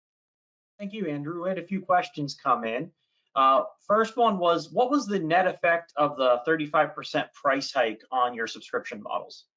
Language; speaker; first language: English; native; English